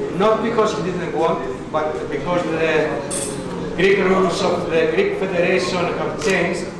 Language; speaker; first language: English; non-native, fluent; Greek